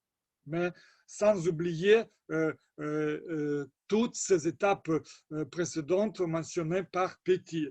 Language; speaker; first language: French; non-native, fluent; Lithuanian